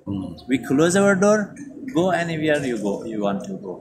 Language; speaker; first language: English; non-native, fluent; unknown